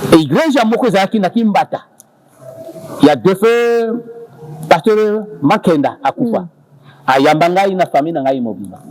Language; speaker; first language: Lingala; non-native, local second language; Kongo